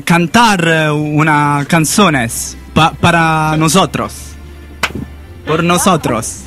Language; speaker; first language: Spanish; non-native, learner; Italian